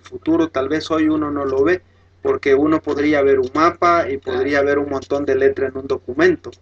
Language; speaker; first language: Spanish; native; Spanish